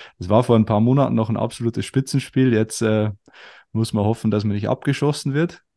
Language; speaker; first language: German; native; German